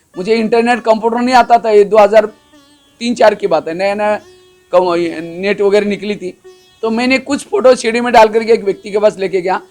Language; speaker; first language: Hindi; non-native, local second language; Marathi